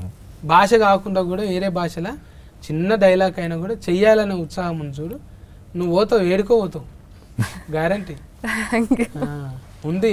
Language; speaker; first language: Telugu; native; Telugu